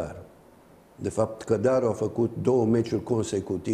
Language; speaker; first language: Romanian; native; Romanian